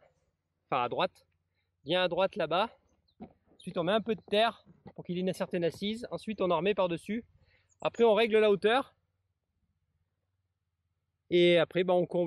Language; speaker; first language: French; native; French